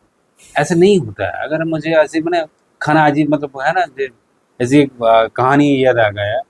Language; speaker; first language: Hindi; non-native, local second language; Bangla